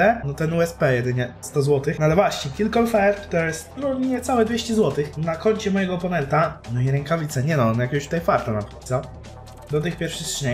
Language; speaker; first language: Polish; native; Polish